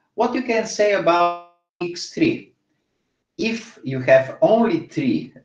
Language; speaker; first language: English; non-native, fluent; Bulgarian